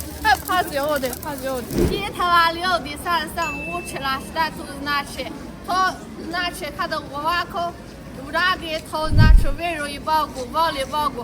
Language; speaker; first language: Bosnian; non-native, learner; Chinese